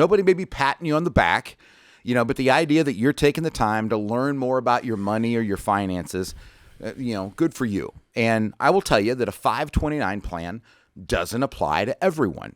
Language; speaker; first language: English; native; English